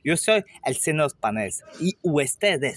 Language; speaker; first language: Spanish; non-native, learner; French